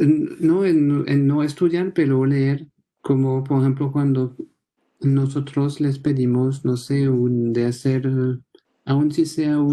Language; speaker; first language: Spanish; non-native, fluent; French